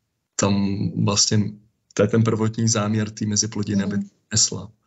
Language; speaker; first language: Czech; native; Czech